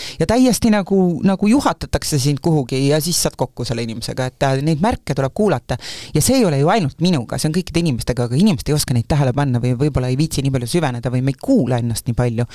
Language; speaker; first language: Estonian; native; Estonian